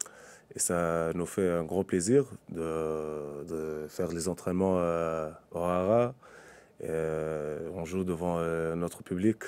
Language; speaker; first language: French; non-native, local second language; Arabic